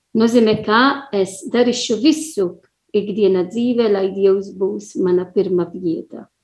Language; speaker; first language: Latvian; non-native, learner; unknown